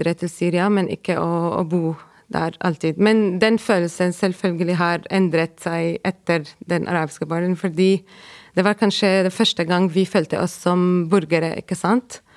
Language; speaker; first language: Norwegian; non-native, fluent; Arabic